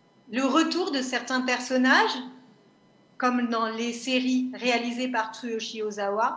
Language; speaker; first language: French; native; French